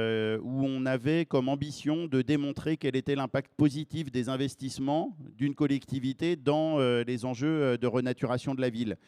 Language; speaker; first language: French; native; French